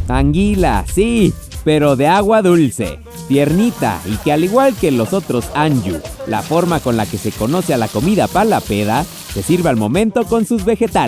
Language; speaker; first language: Spanish; native; Spanish